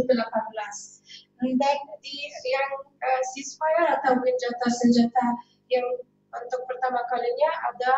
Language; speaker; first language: Indonesian; non-native, fluent; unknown